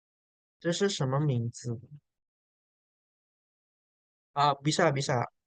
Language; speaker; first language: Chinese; non-native, fluent; Indonesian